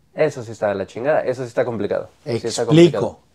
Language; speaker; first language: Spanish; native; Spanish